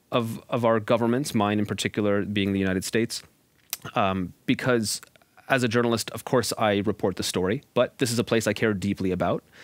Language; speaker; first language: English; native; English